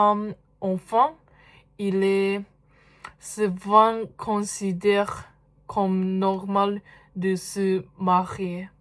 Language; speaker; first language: French; non-native, learner; Japanese